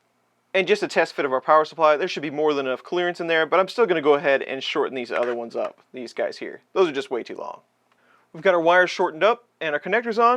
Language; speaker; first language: English; native; English